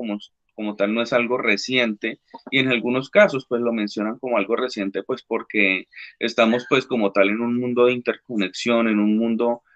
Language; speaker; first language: Spanish; native; Spanish